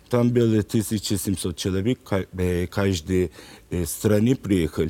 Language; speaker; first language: Russian; non-native, learner; Turkish